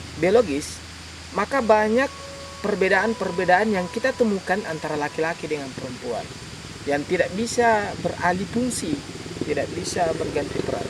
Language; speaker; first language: Indonesian; native; Indonesian